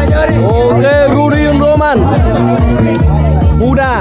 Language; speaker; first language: German; early bilingual, other home language; Vietnamese